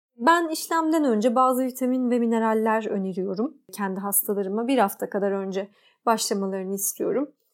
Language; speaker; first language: Turkish; native; Turkish